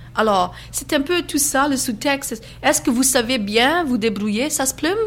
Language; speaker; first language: French; native; French